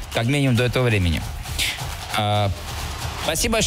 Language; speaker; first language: Russian; native; Russian